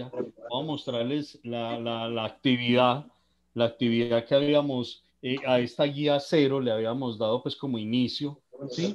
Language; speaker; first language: Spanish; native; Spanish